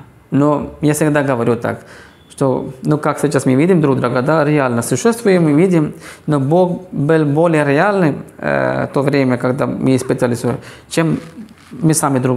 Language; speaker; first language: Russian; non-native, fluent; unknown